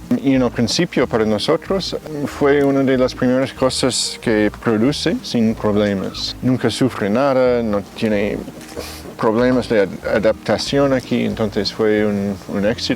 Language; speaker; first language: Spanish; non-native, fluent; English